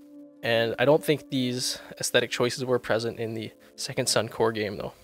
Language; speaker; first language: English; native; English